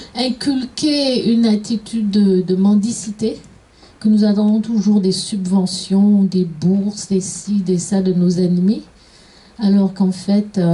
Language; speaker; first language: French; native; French